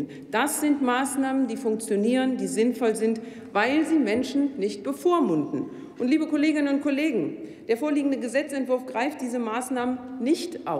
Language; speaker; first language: German; native; German